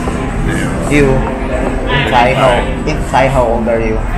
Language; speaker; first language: English; non-native, local second language; Filipino